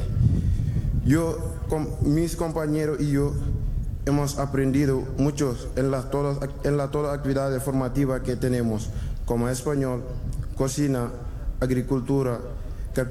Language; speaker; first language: Spanish; non-native, learner; Wolof